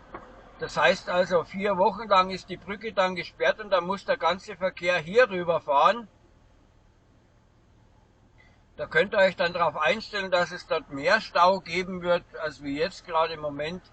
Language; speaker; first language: German; native; German